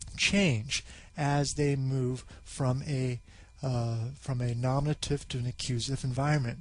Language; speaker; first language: English; native; English